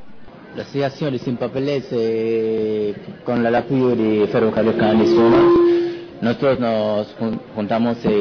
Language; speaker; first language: Spanish; non-native, fluent; Wolof